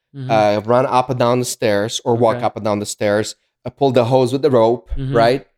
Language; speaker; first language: English; early bilingual, other home language; Ukrainian